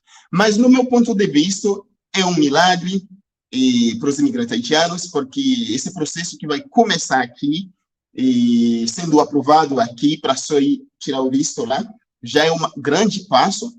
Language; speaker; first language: Portuguese; non-native, fluent; Haitian Creole